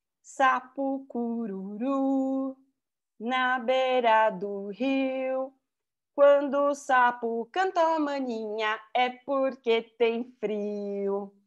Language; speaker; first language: Portuguese; native; Portuguese